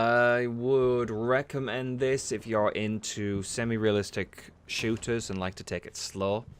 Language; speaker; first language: English; native; English